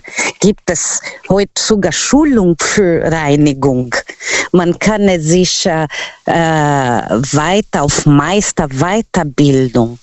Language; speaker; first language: German; non-native, learner; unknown